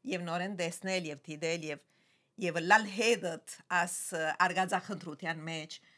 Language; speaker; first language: Armenian; early bilingual, heritage; Armenian